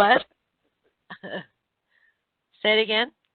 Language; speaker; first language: English; native; English